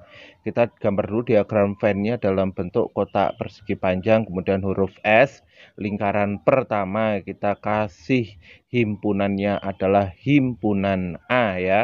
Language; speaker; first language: Indonesian; native; Indonesian